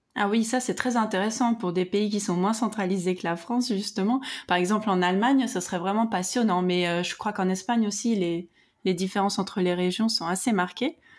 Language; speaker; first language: French; native; French